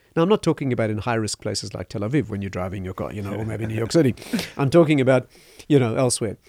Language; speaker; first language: English; native; English